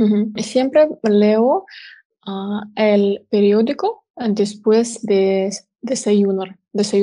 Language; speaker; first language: Spanish; non-native, learner; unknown